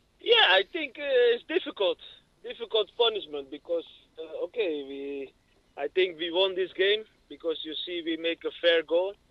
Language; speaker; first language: English; non-native, learner; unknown